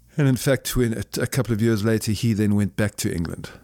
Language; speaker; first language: English; native; English